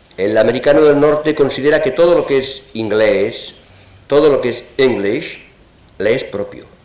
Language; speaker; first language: Spanish; native; Spanish